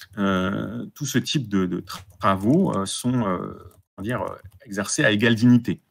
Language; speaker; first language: French; native; French